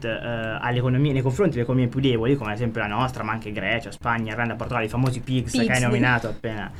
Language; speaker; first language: Italian; native; Italian